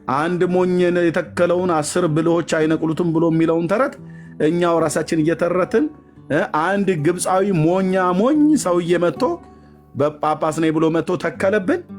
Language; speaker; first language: Amharic; native; Amharic